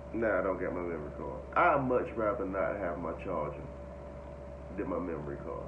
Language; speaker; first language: English; native; English